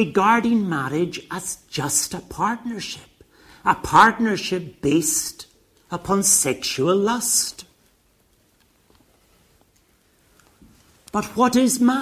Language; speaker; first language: English; native; English